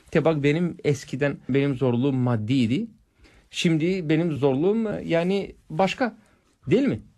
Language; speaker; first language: Turkish; non-native, fluent; English